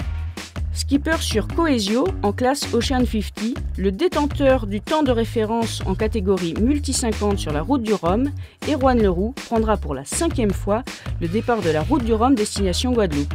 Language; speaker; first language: French; native; French